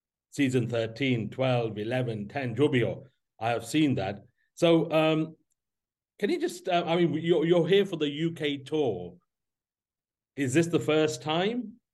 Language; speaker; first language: English; native; English